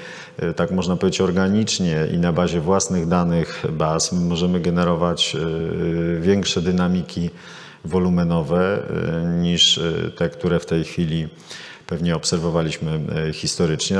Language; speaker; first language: Polish; native; Polish